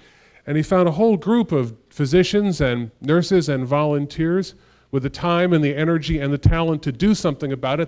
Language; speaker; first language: English; native; English